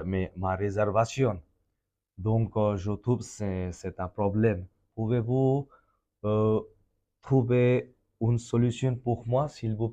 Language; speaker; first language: French; non-native, fluent; Bangla